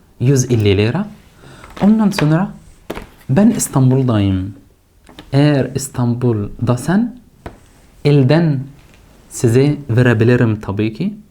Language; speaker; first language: Turkish; non-native, fluent; Arabic